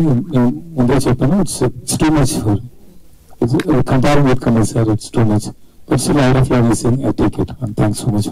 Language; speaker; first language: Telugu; non-native, learner; Tamil